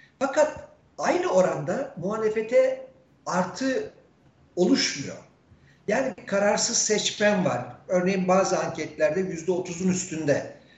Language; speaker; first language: Turkish; native; Turkish